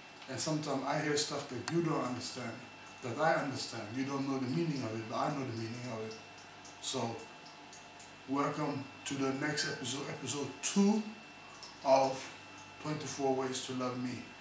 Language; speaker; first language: English; non-native, fluent; Swedish